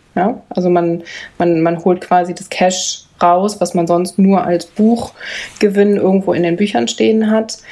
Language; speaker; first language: German; native; German